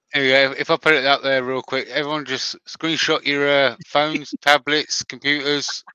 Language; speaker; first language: English; native; English